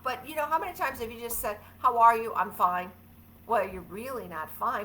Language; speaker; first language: English; native; English